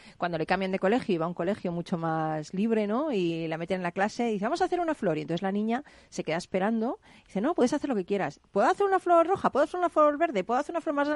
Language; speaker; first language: Spanish; native; Spanish